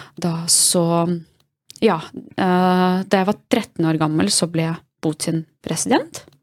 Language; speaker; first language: Norwegian; non-native, fluent; Russian